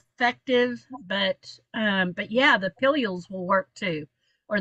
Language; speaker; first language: English; native; English